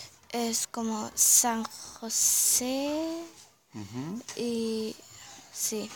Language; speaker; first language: Spanish; non-native, learner; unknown